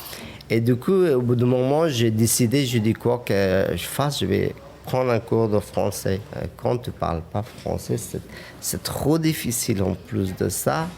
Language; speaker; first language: French; non-native, fluent; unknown